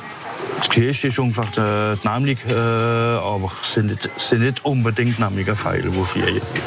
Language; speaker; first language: German; non-native, local second language; French